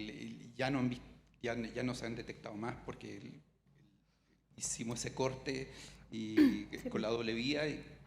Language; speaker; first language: Spanish; native; Spanish